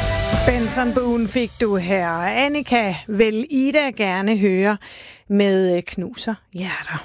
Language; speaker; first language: Danish; native; Danish